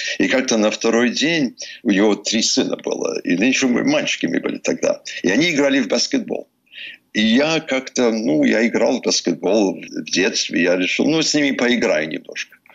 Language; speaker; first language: Russian; early bilingual, heritage; English